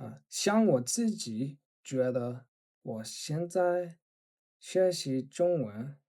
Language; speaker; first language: Chinese; non-native, learner; English